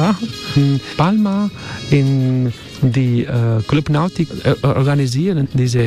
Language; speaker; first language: German; non-native, learner; Spanish